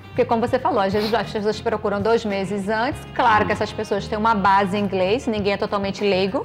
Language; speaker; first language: Portuguese; native; Portuguese